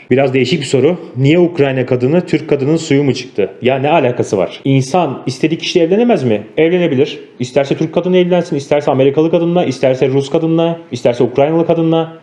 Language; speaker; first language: Turkish; native; Turkish